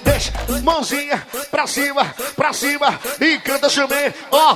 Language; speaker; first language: Portuguese; native; Portuguese